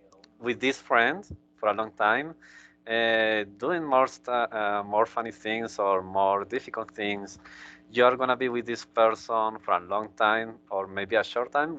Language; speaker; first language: English; non-native, fluent; Spanish